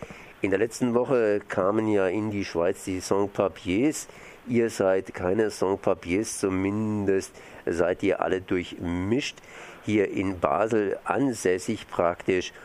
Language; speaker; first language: German; native; German